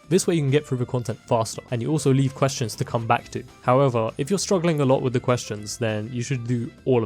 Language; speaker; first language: English; native; English